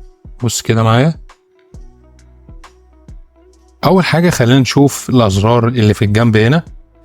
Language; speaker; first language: Arabic; native; Arabic